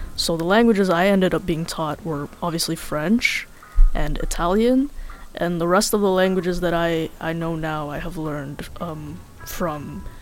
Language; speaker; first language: English; early bilingual, other home language; Filipino